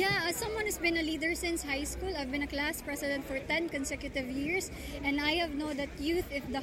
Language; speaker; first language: English; non-native, local second language; Cebuano